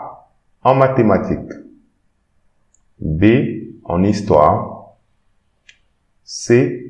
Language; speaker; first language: French; non-native, fluent; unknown